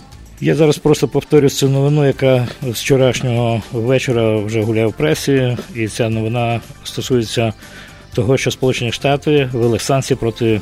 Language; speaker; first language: Ukrainian; native; Ukrainian